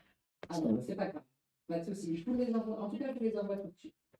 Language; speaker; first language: French; native; French